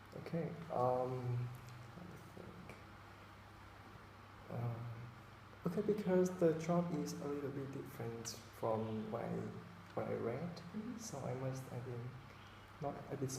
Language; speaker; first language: English; non-native, fluent; Vietnamese